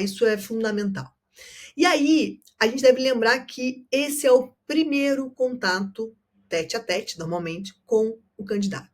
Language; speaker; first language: Portuguese; native; Portuguese